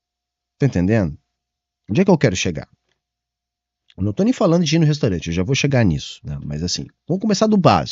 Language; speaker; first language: Portuguese; native; Portuguese